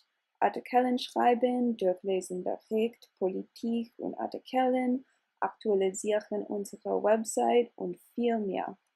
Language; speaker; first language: German; non-native, learner; English